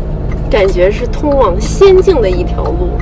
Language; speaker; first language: Chinese; native; Chinese